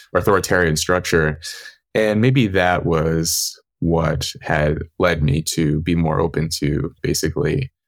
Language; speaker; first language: English; native; English